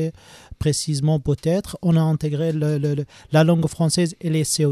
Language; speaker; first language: French; non-native, learner; Arabic